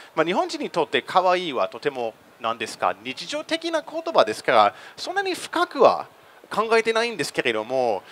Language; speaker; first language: Japanese; non-native, fluent; English